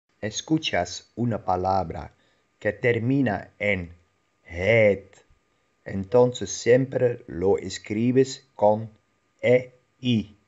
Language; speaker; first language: Spanish; non-native, fluent; Dutch